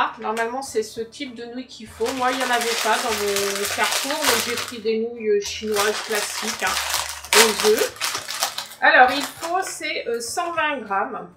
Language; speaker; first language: French; native; French